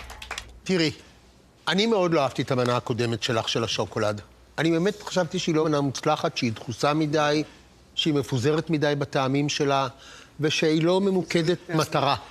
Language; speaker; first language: Hebrew; native; Hebrew